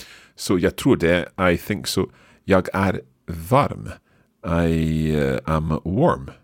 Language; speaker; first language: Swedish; non-native, learner; English